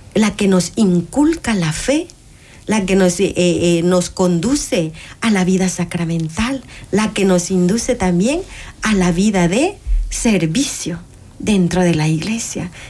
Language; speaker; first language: Spanish; native; Spanish